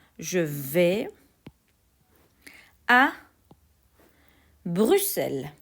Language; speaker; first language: French; non-native, fluent; Turkish